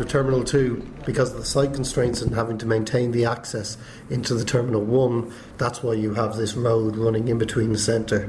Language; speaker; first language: English; native; English